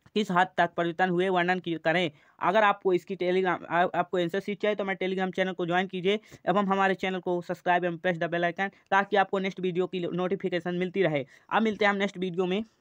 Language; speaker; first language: Hindi; native; Hindi